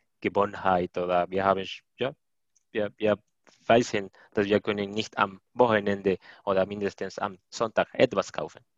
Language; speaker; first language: German; non-native, learner; Spanish